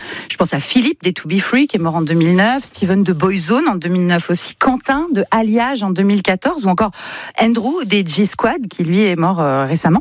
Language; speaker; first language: French; native; French